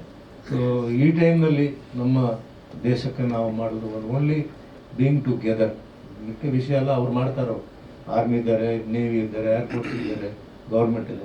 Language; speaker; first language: Kannada; non-native, local second language; Tulu